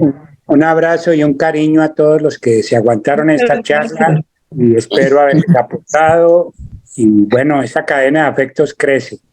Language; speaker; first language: Spanish; native; Spanish